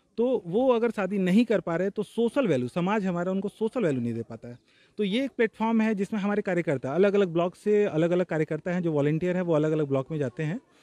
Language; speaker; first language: Hindi; native; Hindi